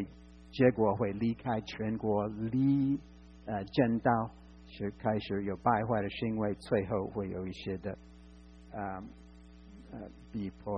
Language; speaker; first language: Chinese; non-native, fluent; English